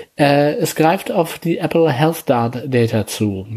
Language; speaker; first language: German; native; German